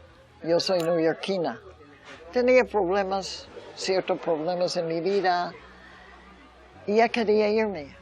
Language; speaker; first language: Spanish; early bilingual, other home language; English